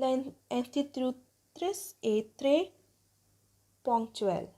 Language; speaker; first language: French; non-native, fluent; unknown